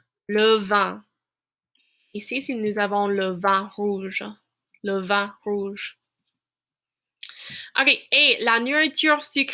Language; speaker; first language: French; non-native, fluent; English